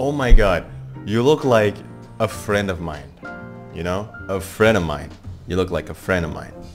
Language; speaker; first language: English; non-native, fluent; Indonesian